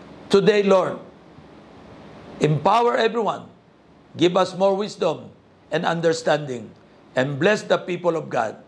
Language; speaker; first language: English; non-native, local second language; Filipino